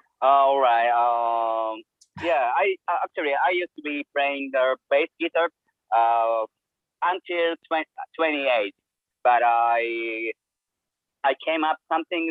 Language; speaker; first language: English; non-native, learner; Japanese